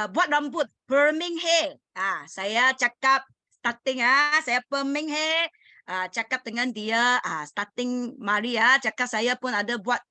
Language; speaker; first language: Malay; non-native, learner; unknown